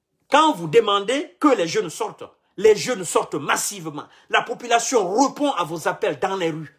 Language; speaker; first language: French; non-native, local second language; Mandingo